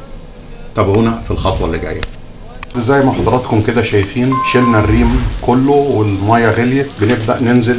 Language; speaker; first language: Arabic; native; Arabic